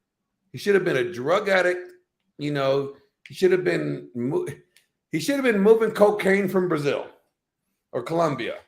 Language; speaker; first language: English; native; English